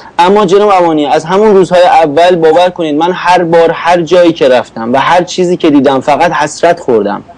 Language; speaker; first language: Persian; native; Persian